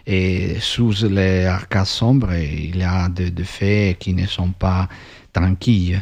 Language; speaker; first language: French; non-native, fluent; Italian